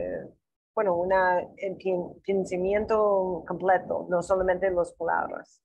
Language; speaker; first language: Spanish; non-native, learner; English